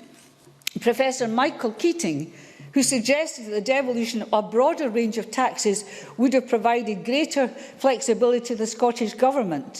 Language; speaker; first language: English; native; English